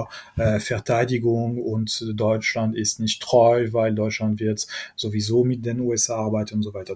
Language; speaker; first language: German; non-native, fluent; French